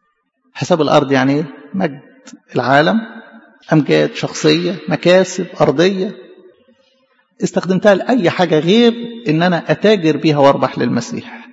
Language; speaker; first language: Arabic; native; Arabic